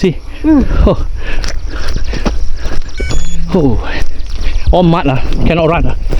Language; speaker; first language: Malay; non-native, local second language; Chinese